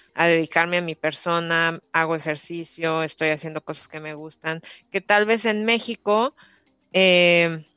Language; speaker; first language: Spanish; native; Spanish